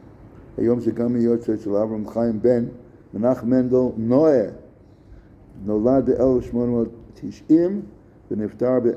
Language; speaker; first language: Hebrew; non-native, fluent; English